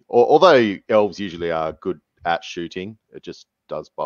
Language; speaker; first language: English; native; English